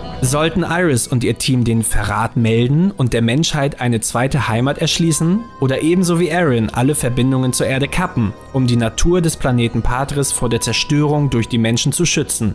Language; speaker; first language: German; native; German